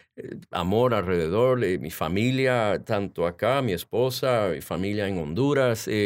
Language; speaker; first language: Spanish; early bilingual, heritage; Spanish